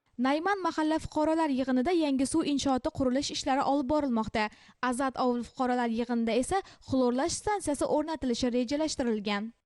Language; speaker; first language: Uzbek; native; Uzbek